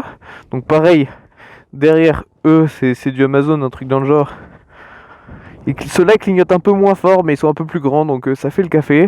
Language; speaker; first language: French; native; French